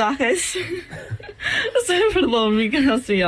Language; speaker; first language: Spanish; non-native, fluent; English